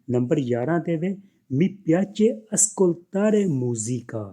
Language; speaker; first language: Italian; non-native, fluent; Punjabi